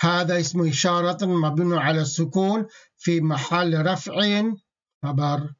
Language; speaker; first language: Arabic; non-native, fluent; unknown